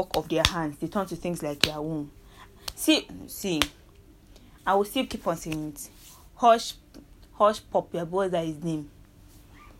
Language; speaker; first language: English; non-native, local second language; Yoruba